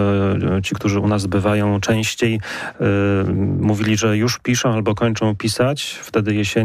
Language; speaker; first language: Polish; native; Polish